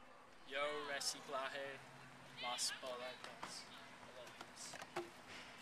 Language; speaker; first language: Spanish; non-native, learner; English